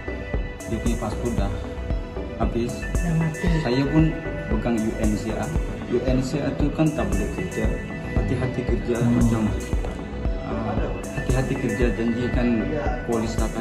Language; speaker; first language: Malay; non-native, fluent; Rohingya